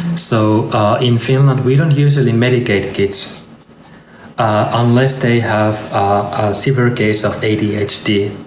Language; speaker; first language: English; non-native, fluent; Finnish